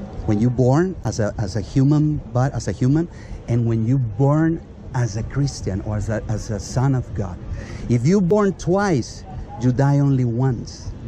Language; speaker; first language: English; non-native, fluent; Spanish